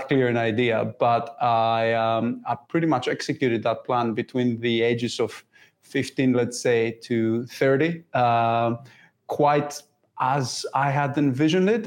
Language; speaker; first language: English; non-native, fluent; Greek